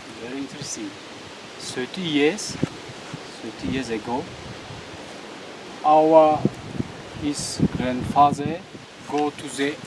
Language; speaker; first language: English; non-native, learner; Tajik